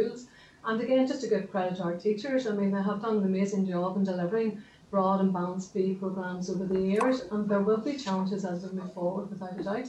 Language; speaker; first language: English; native; English